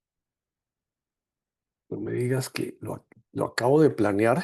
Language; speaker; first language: Spanish; native; Spanish